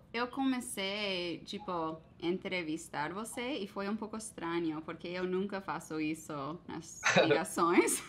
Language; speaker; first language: Portuguese; non-native, learner; English